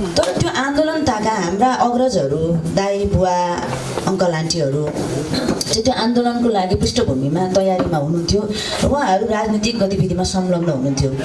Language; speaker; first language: Nepali; native; Nepali